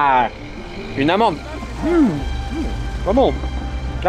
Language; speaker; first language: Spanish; non-native, learner; French